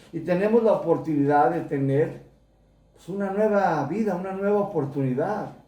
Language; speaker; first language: Spanish; early bilingual, heritage; Spanish